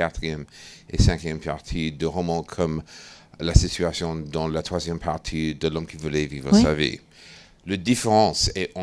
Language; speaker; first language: French; non-native, fluent; English